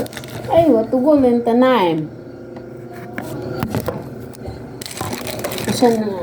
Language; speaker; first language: Arabic; non-native, learner; Filipino